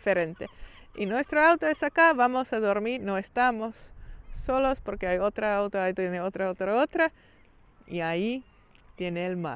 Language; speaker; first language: Spanish; non-native, learner; Finnish